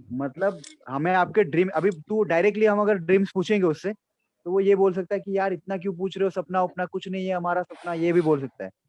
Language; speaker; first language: Hindi; non-native, local second language; Assamese